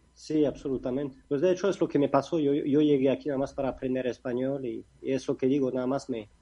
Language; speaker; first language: Spanish; non-native, fluent; French